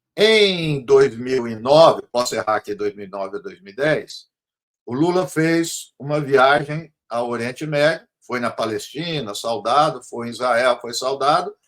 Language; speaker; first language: Portuguese; native; Portuguese